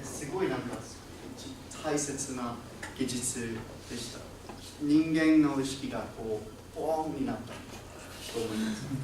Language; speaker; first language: Japanese; non-native, learner; English